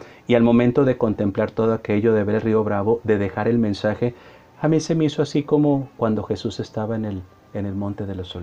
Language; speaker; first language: Spanish; native; Spanish